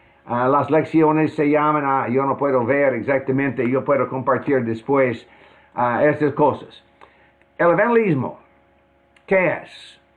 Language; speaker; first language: Spanish; non-native, fluent; English